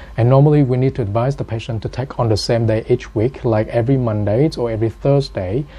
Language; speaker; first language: English; non-native, fluent; Vietnamese